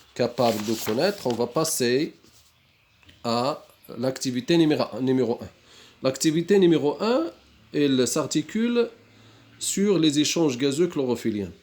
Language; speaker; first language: French; non-native, local second language; Arabic